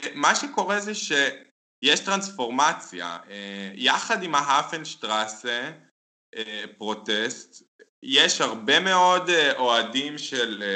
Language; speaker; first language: Hebrew; native; Hebrew